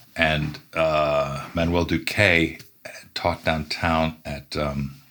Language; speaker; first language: English; native; English